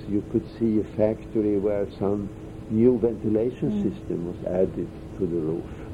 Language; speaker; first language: English; non-native, fluent; Swedish